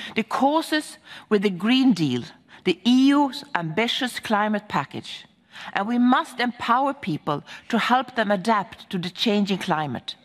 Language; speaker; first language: English; non-native, fluent; Swedish